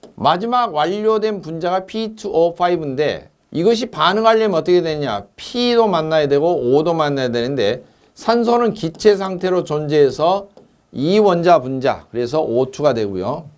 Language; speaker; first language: Korean; native; Korean